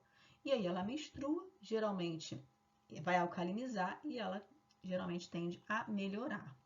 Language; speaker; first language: Portuguese; native; Portuguese